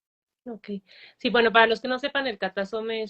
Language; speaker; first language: Spanish; native; Spanish